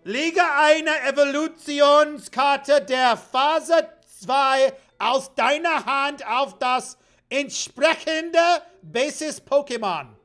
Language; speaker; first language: German; non-native, learner; English